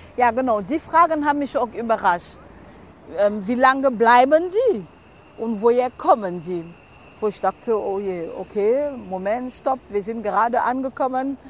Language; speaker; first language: German; non-native, fluent; French